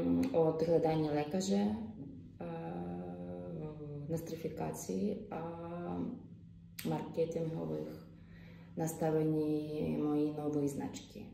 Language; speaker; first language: Czech; non-native, learner; Ukrainian